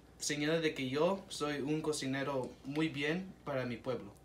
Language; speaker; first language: Spanish; non-native, learner; English